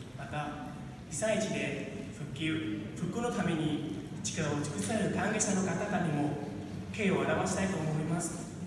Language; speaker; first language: Japanese; non-native, fluent; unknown